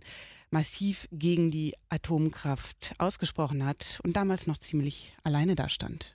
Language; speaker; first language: German; native; German